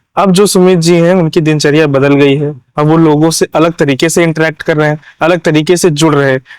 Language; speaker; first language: Hindi; native; Hindi